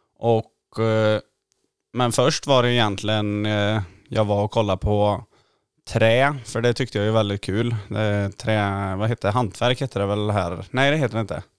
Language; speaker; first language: Swedish; native; Swedish